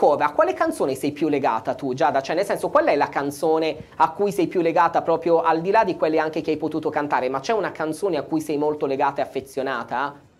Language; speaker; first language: Italian; native; Italian